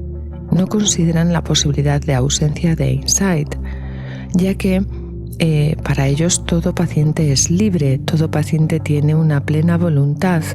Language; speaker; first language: Spanish; native; Spanish